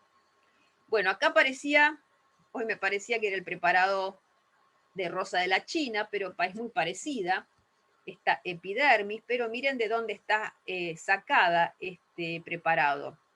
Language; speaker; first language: Spanish; native; Spanish